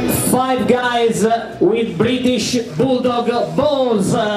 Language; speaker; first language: English; non-native, learner; Italian